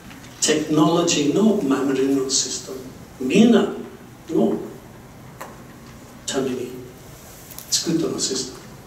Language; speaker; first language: Japanese; non-native, learner; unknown